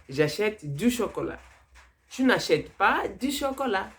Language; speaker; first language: French; non-native, fluent; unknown